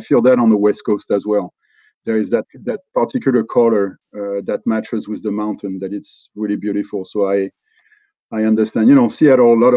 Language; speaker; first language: English; non-native, fluent; French